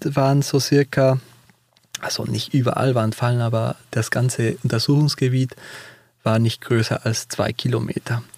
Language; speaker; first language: German; non-native, fluent; Spanish